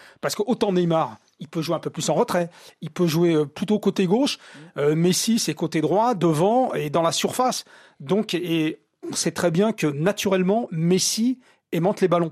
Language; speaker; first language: French; native; French